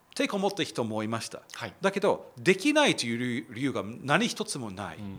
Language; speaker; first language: Japanese; non-native, fluent; English